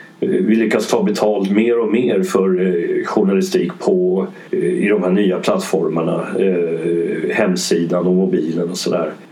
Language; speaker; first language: Swedish; early bilingual, other home language; English